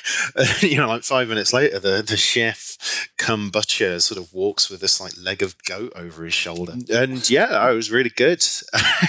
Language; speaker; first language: English; native; English